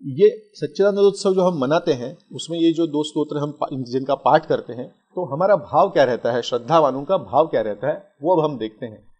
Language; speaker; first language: Hindi; non-native, local second language; Marathi